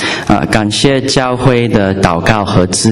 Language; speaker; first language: Chinese; non-native, learner; English